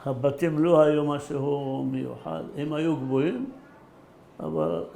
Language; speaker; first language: Hebrew; early bilingual, other home language; Arabic